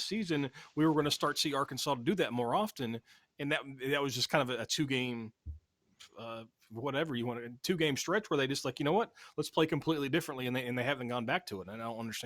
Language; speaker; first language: English; native; English